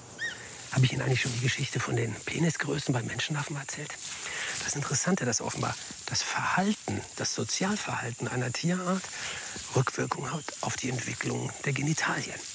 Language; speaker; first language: German; native; German